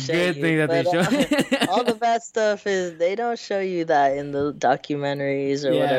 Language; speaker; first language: English; native; English